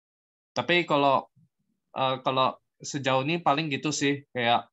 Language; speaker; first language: Indonesian; native; Indonesian